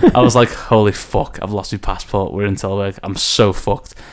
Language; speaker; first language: English; native; English